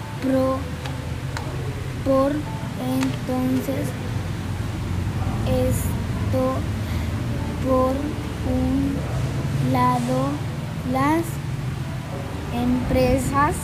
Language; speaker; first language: Spanish; non-native, learner; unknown